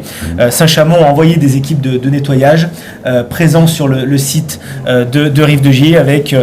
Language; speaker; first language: French; native; French